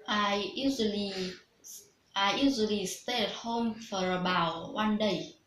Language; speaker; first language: English; non-native, learner; Vietnamese